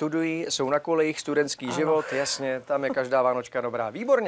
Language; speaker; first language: Czech; native; Czech